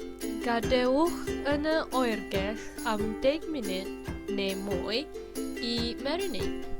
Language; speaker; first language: Welsh; non-native, learner; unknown